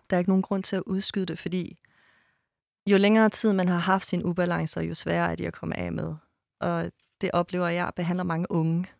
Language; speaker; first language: Danish; early bilingual, other home language; Persian